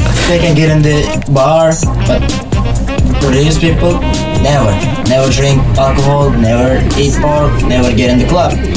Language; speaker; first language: English; non-native, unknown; Turkish